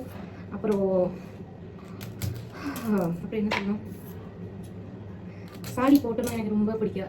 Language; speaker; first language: Tamil; non-native, learner; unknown